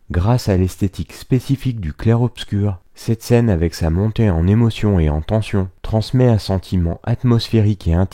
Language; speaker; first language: French; native; French